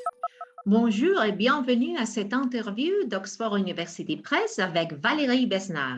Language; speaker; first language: French; non-native, fluent; Spanish